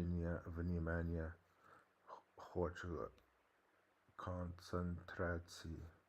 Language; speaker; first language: Russian; non-native, learner; English